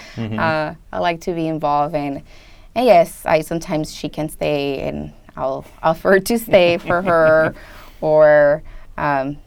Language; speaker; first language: English; non-native, fluent; Spanish